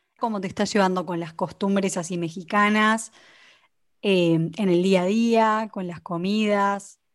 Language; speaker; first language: Spanish; native; Spanish